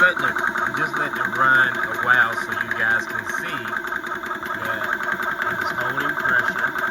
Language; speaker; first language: English; native; English